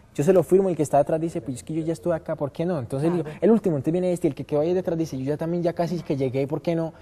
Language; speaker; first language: Spanish; native; Spanish